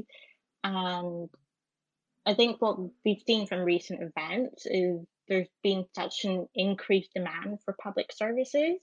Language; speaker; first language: English; native; English